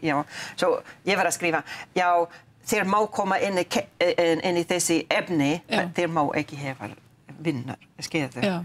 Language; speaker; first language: Icelandic; non-native, learner; English